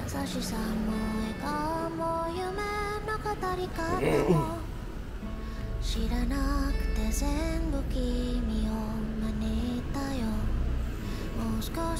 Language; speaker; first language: Japanese; native; Japanese